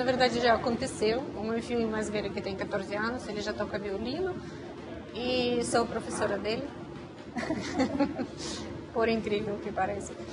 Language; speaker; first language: Portuguese; non-native, fluent; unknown